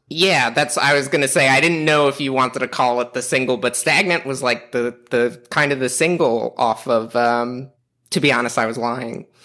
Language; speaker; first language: English; native; English